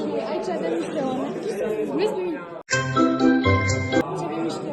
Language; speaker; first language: Romanian; early bilingual, heritage; Romanian